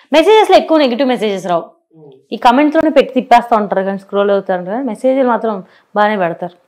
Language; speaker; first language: Telugu; native; Telugu